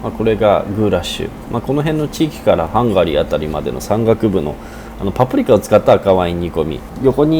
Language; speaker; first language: Japanese; native; Japanese